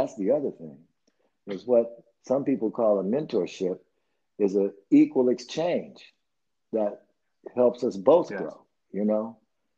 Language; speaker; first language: English; native; English